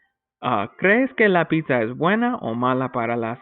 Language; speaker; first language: Spanish; non-native, fluent; English